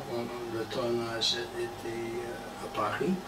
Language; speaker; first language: French; non-native, learner; English